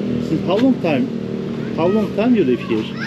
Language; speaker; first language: English; non-native, learner; Turkish